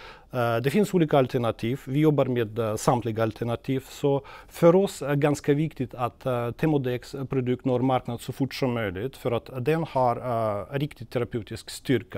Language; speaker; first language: Swedish; non-native, fluent; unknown